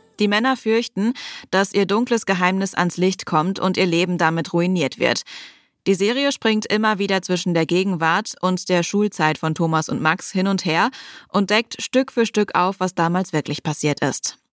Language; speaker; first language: German; native; German